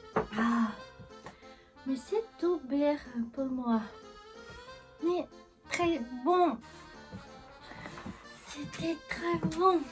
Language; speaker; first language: French; non-native, learner; Japanese